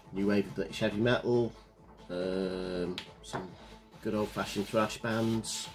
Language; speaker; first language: English; native; English